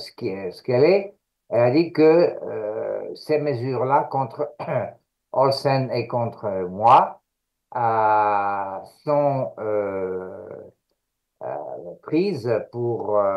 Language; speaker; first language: French; non-native, fluent; Greek